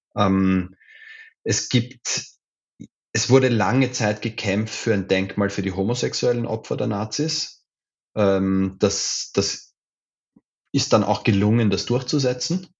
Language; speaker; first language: German; native; German